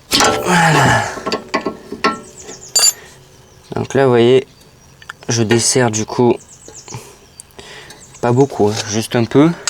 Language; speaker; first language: French; native; French